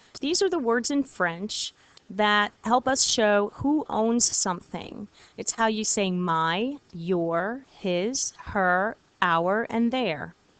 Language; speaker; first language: English; native; English